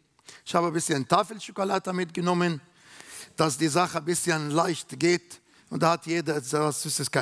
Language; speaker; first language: German; non-native, learner; Arabic